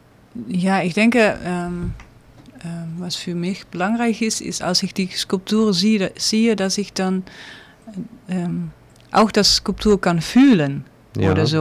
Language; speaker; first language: German; non-native, learner; Dutch